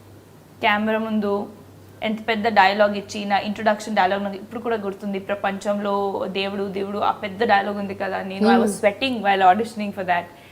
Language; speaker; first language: Telugu; non-native, local second language; Hindi